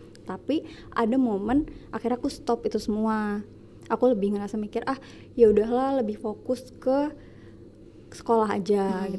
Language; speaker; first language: Indonesian; native; Indonesian